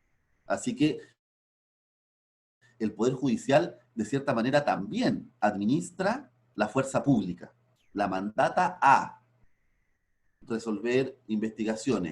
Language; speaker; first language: Spanish; native; Spanish